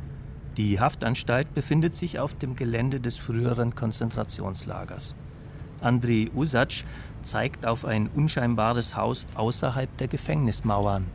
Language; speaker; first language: German; native; German